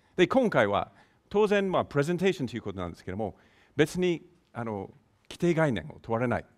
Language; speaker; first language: Japanese; non-native, fluent; English